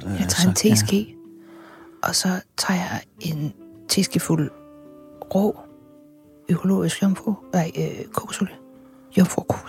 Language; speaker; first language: Danish; native; Danish